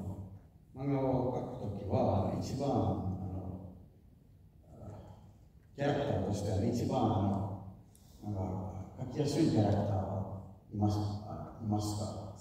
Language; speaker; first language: Japanese; non-native, fluent; Finnish